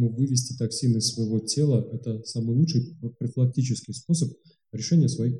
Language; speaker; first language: Russian; native; Russian